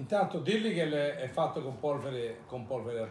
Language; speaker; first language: Italian; native; Italian